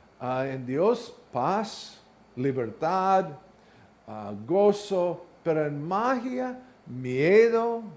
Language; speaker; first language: Spanish; non-native, learner; English